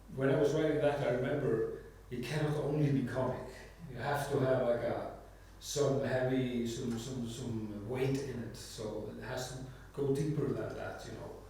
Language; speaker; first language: English; non-native, fluent; Icelandic